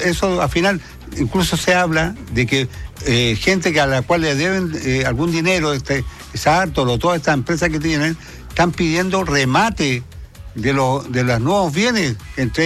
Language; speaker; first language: Spanish; native; Spanish